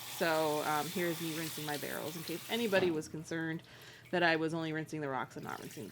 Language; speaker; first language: English; native; English